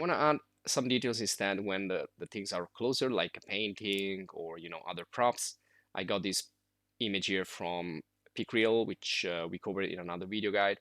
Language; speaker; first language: English; non-native, fluent; Italian